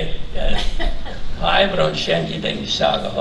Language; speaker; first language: German; early bilingual, heritage; German